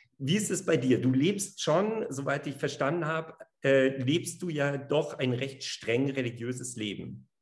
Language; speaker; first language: German; early bilingual, other home language; Hungarian